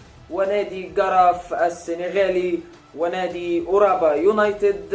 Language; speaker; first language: Arabic; native; Arabic